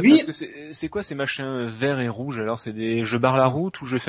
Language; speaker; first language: French; native; French